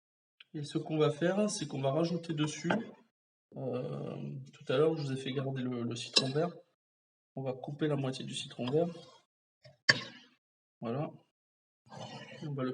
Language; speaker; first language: French; native; French